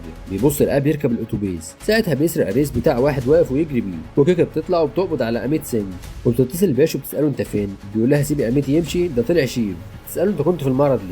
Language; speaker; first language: Arabic; native; Arabic